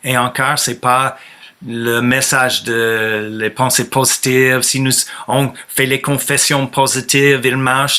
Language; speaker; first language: French; non-native, fluent; English